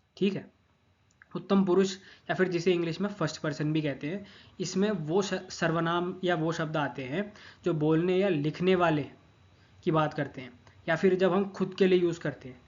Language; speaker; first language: Hindi; non-native, local second language; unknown